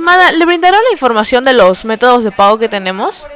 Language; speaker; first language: Spanish; native; Spanish